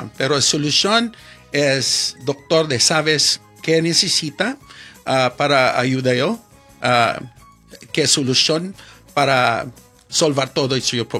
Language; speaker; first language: Spanish; non-native, learner; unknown